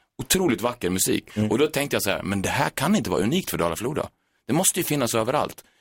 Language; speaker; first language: Swedish; native; Swedish